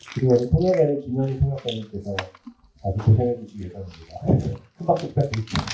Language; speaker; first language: Korean; native; Korean